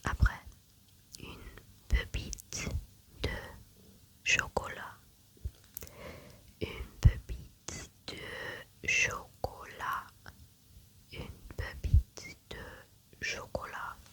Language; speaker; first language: French; non-native, learner; German